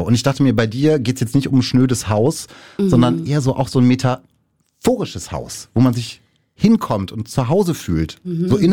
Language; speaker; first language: German; native; German